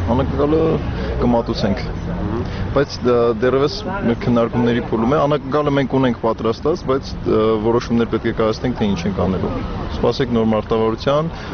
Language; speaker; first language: Armenian; native; Armenian